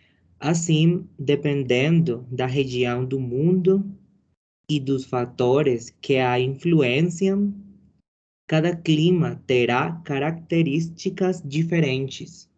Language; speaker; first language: Portuguese; non-native, learner; Spanish